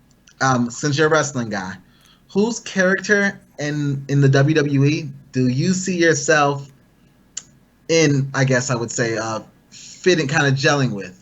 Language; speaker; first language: English; native; English